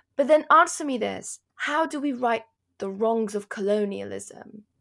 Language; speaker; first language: English; native; English